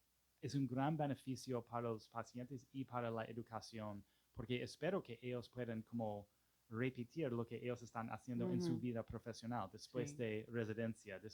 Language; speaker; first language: Spanish; non-native, fluent; English